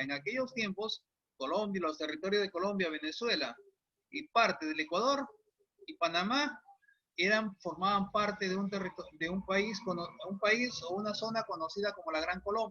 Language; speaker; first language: Spanish; native; Spanish